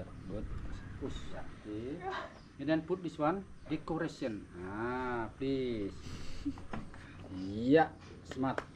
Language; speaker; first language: English; non-native, learner; Indonesian